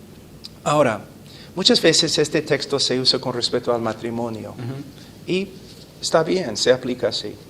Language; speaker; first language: Spanish; non-native, fluent; English